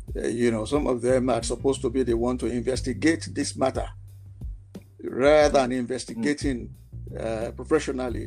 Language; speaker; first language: English; non-native, local second language; Yoruba